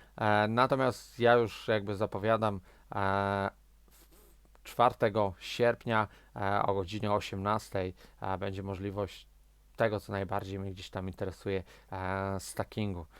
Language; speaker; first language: Polish; native; Polish